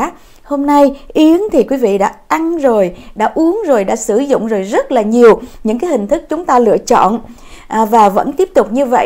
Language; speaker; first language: Vietnamese; native; Vietnamese